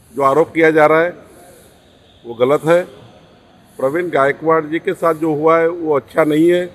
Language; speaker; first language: Hindi; non-native, local second language; Marathi